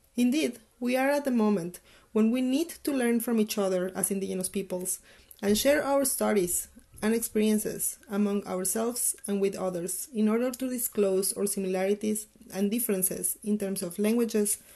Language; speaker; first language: English; non-native, fluent; Spanish